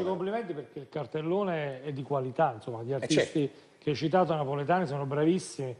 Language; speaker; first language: Italian; native; Italian